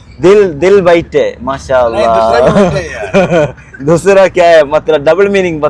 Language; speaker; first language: Hindi; non-native, local second language; Malayalam